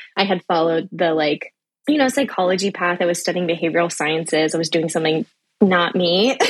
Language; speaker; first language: English; native; English